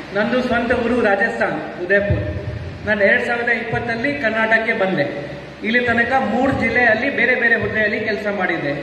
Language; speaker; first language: Kannada; non-native, fluent; Hindi